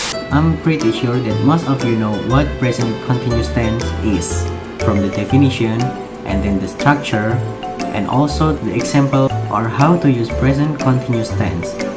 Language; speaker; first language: English; non-native, fluent; Indonesian